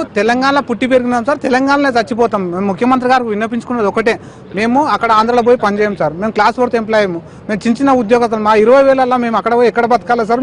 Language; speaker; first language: Telugu; native; Telugu